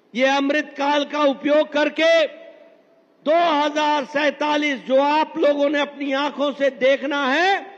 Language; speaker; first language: Hindi; native; Hindi